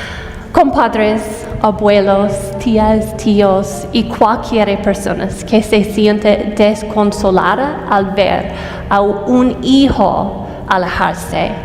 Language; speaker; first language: Spanish; non-native, fluent; English